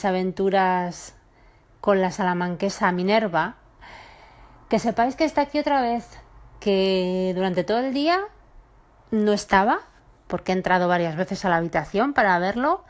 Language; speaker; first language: Spanish; native; Spanish